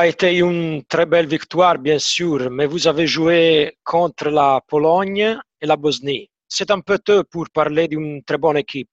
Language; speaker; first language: French; non-native, fluent; Italian